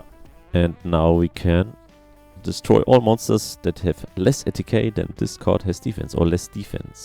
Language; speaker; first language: English; non-native, fluent; German